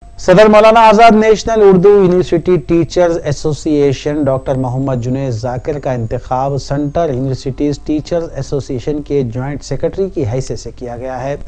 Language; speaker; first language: Urdu; native; Urdu